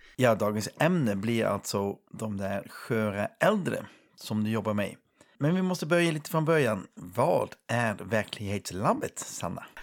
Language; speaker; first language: Swedish; non-native, fluent; Dutch